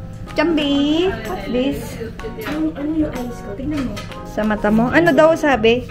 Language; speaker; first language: Filipino; native; Filipino